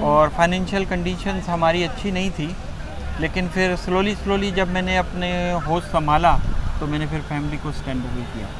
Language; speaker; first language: Hindi; native; Hindi